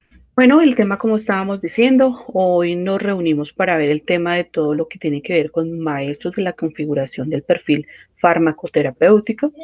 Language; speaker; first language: Spanish; native; Spanish